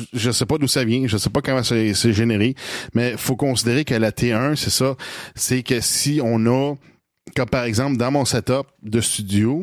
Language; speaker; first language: French; native; French